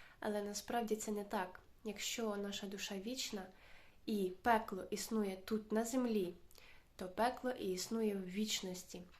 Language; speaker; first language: Ukrainian; native; Ukrainian